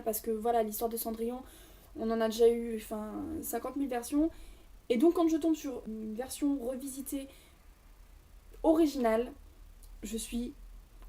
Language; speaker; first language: French; native; French